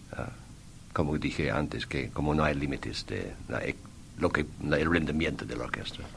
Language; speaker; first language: Spanish; non-native, fluent; English